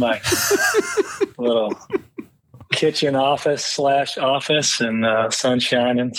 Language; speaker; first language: English; native; English